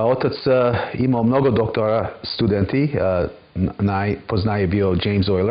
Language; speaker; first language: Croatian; early bilingual, heritage; English